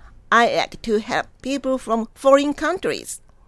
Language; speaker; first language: English; non-native, fluent; Japanese